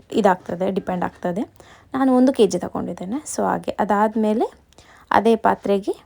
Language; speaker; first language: Kannada; non-native, local second language; Tulu